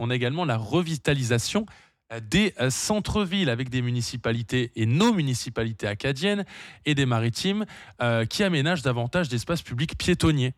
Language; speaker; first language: French; native; French